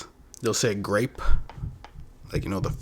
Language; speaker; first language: English; native; English